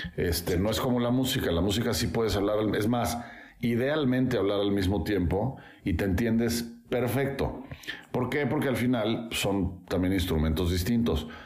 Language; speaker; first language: Spanish; native; Spanish